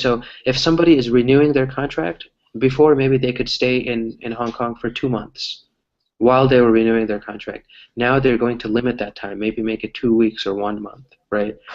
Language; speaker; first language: English; early bilingual, other home language; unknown